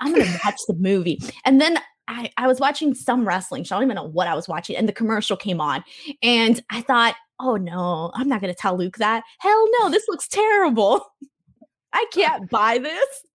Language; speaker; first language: English; native; English